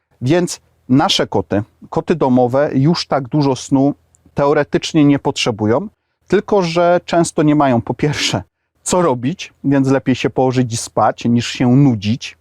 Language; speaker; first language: Polish; native; Polish